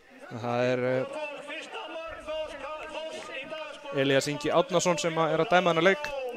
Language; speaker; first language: Icelandic; native; Icelandic